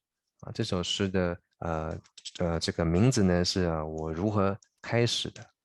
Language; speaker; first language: Chinese; native; Chinese